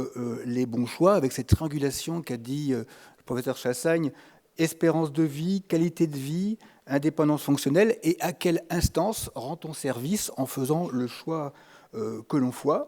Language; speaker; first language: French; native; French